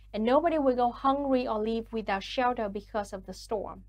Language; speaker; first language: English; non-native, fluent; Vietnamese